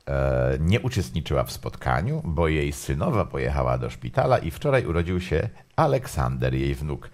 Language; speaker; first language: Polish; native; Polish